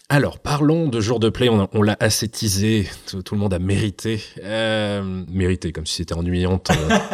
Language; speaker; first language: French; early bilingual, other home language; Turkish